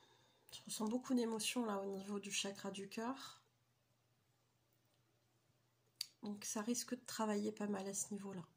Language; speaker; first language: French; native; French